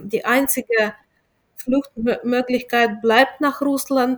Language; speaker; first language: German; non-native, fluent; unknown